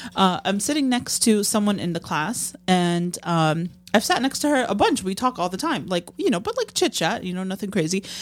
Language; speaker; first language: English; non-native, fluent; Arabic